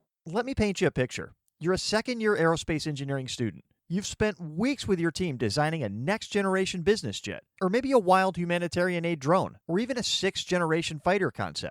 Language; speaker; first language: English; native; English